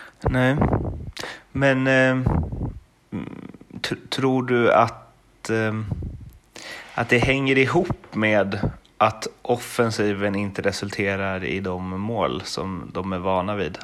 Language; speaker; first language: Swedish; native; Swedish